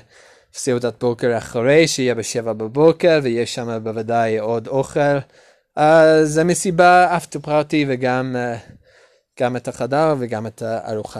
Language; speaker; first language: Hebrew; non-native, learner; English